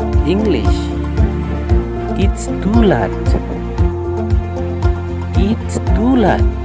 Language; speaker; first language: English; non-native, learner; Khasi